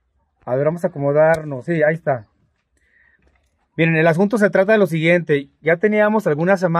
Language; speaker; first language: Spanish; native; Spanish